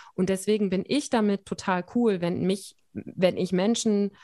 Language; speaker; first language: German; native; German